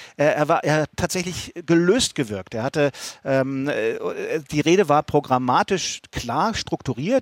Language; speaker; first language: German; native; German